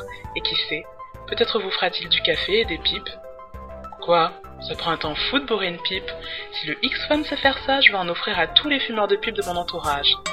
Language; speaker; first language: French; native; French